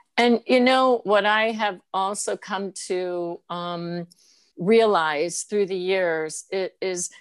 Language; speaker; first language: English; native; English